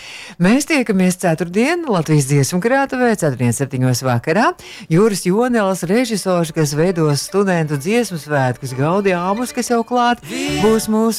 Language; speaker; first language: Latvian; native; Latvian